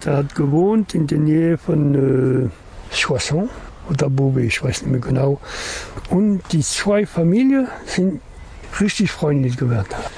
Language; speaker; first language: German; non-native, learner; French